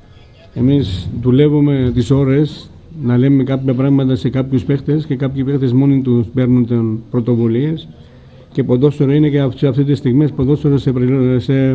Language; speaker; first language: Greek; non-native, fluent; Georgian